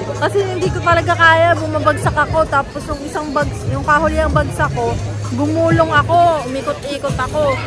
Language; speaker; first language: Filipino; native; Filipino